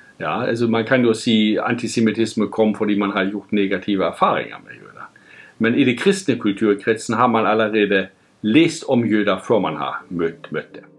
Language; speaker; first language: Norwegian; non-native, fluent; German